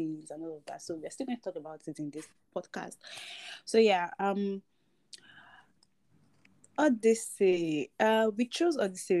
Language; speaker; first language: English; non-native, local second language; Yoruba